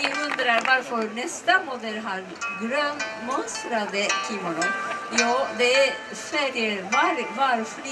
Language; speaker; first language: Swedish; non-native, learner; Japanese